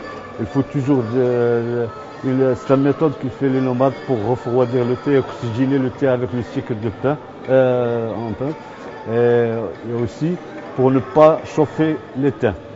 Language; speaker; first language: French; non-native, local second language; Arabic